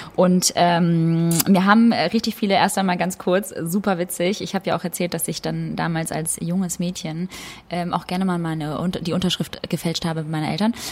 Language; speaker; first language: German; early bilingual, other home language; Albanian